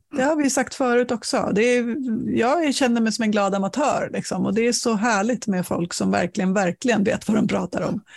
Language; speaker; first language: Swedish; native; Swedish